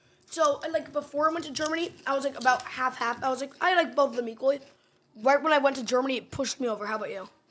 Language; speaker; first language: English; native; English